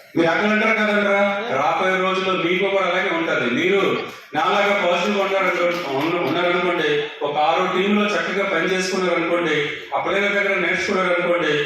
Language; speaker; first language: Telugu; non-native, local second language; Odia